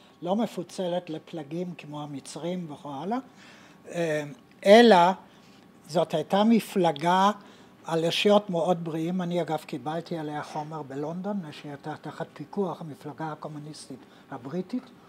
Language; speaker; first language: Hebrew; native; Hebrew